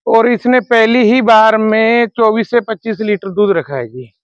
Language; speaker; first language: Hindi; native; Hindi